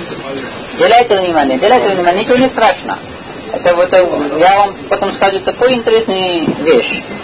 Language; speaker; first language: Russian; non-native, learner; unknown